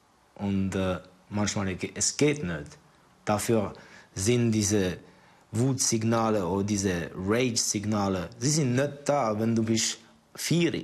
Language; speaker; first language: German; non-native, fluent; Estonian